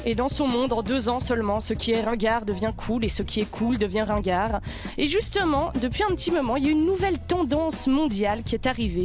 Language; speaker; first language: French; native; French